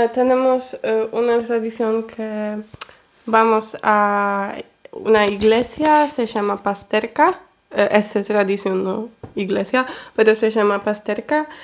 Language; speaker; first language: Spanish; non-native, learner; Polish